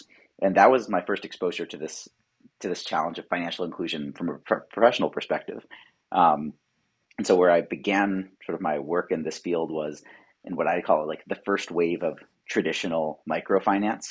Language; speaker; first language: English; native; English